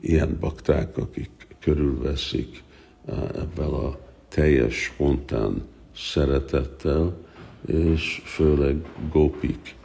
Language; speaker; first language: Hungarian; early bilingual, heritage; Hungarian